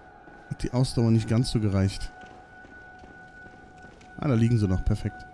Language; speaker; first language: German; native; German